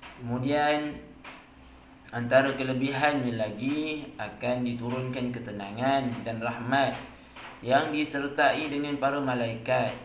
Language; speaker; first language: Malay; native; Malay